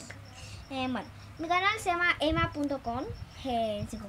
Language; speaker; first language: Spanish; native; Spanish